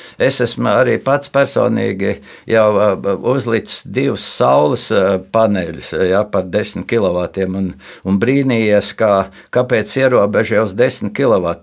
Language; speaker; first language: Latvian; native; Latvian